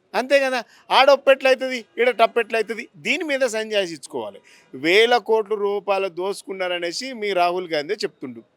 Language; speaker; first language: Telugu; native; Telugu